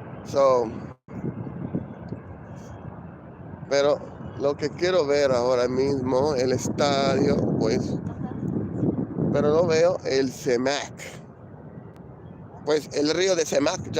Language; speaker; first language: Spanish; non-native, learner; English